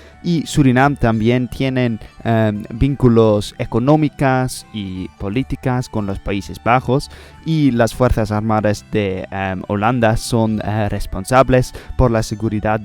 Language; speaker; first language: Spanish; non-native, learner; English